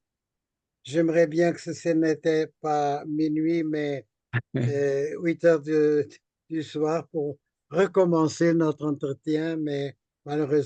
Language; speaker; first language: French; non-native, fluent; Portuguese